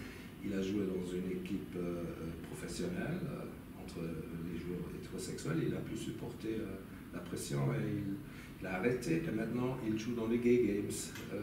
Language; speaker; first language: French; non-native, local second language; German